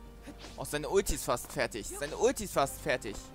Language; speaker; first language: German; native; German